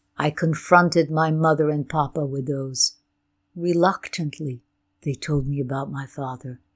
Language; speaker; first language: English; non-native, fluent; Ukrainian